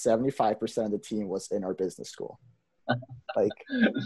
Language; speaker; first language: English; native; English